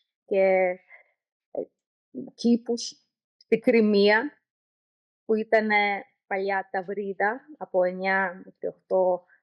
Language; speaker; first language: Greek; non-native, learner; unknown